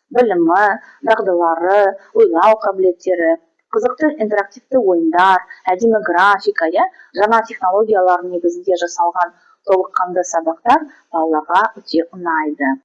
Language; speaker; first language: Kazakh; non-native, local second language; Russian